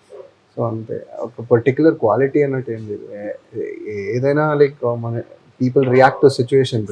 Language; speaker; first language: Telugu; non-native, fluent; Tamil